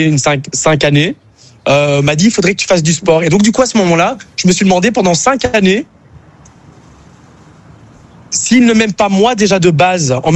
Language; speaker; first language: French; native; French